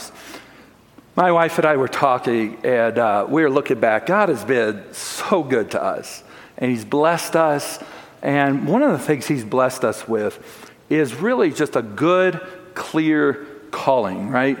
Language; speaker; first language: English; native; English